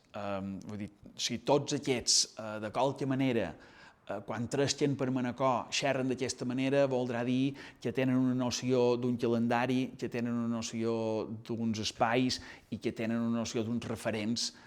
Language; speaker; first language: Catalan; native; Catalan